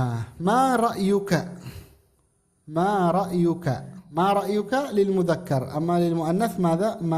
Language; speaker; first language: Arabic; non-native, fluent; Indonesian